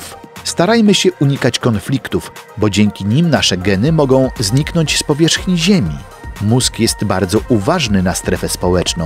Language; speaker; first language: Polish; native; Polish